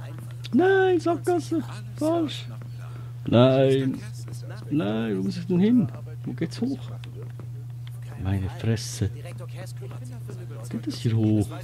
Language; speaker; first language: German; native; German